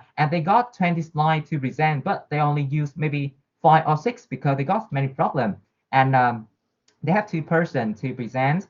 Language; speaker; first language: English; non-native, learner; Vietnamese